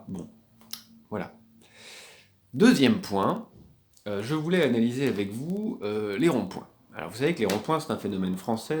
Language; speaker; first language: French; native; French